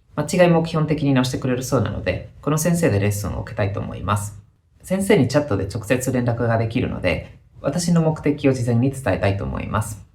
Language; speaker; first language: Japanese; non-native, fluent; Spanish